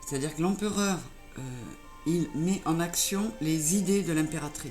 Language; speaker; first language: French; native; French